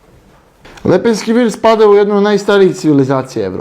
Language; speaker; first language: Serbian; native; Serbian